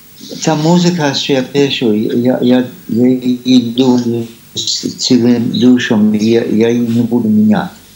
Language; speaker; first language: Ukrainian; early bilingual, heritage; Ukrainian